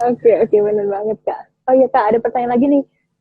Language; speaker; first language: Indonesian; native; Indonesian